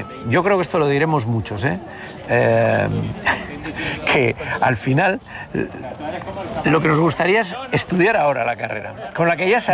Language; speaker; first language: Spanish; native; Spanish